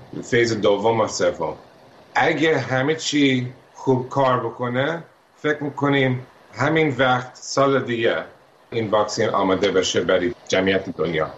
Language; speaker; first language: Persian; early bilingual, heritage; Persian